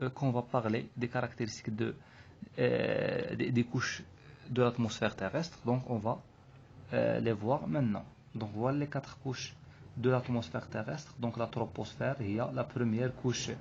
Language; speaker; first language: French; non-native, local second language; Arabic